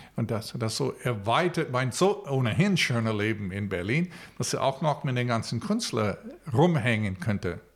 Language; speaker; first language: German; non-native, fluent; English